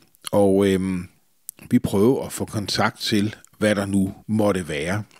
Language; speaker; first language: Danish; native; Danish